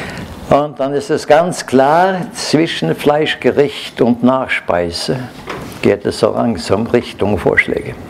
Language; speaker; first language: German; non-native, fluent; Norwegian